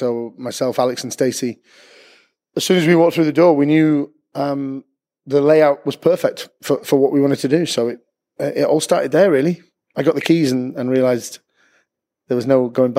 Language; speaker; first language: English; native; English